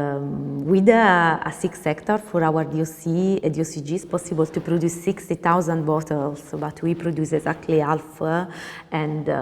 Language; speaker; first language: English; non-native, learner; Italian